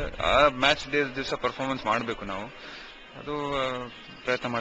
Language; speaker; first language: Kannada; non-native, local second language; Marathi